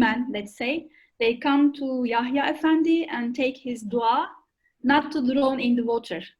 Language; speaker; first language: English; non-native, fluent; Turkish